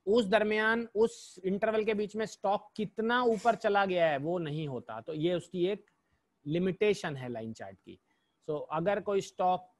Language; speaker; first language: Hindi; native; Hindi